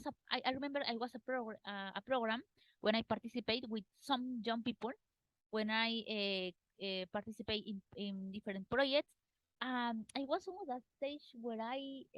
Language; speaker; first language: English; non-native, learner; Spanish